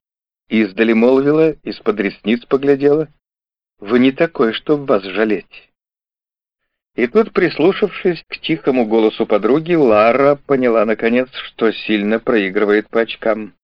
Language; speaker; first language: Russian; native; Russian